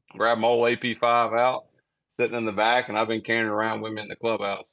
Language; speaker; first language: English; native; English